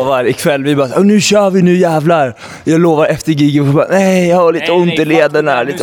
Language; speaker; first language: Swedish; native; Swedish